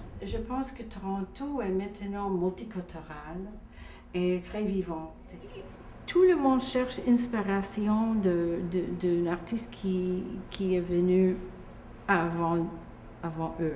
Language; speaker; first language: French; non-native, local second language; English